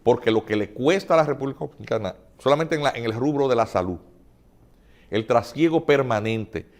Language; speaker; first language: Spanish; native; Spanish